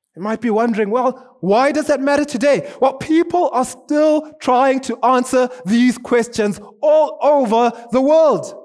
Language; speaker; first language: English; non-native, local second language; Shona